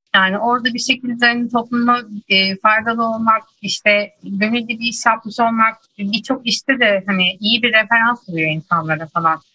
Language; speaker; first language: Turkish; native; Turkish